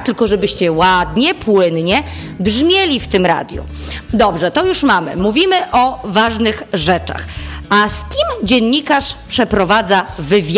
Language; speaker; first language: Polish; native; Polish